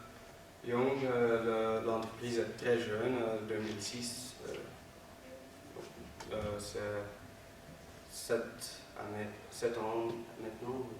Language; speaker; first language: French; non-native, learner; Dutch